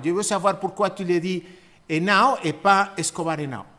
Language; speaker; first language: French; non-native, learner; Spanish